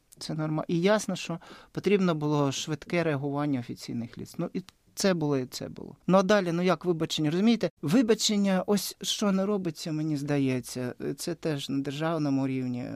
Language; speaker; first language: Ukrainian; non-native, local second language; Russian